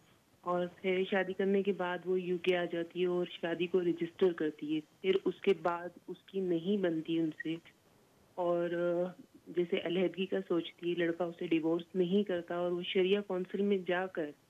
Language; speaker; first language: Hindi; native; Hindi